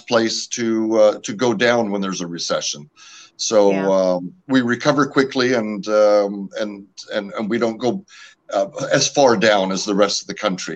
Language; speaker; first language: English; early bilingual, other home language; French